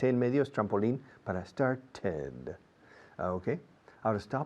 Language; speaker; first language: Spanish; non-native, fluent; English